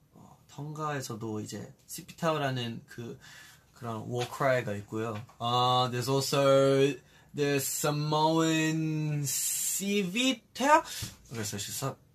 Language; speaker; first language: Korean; early bilingual, heritage; Korean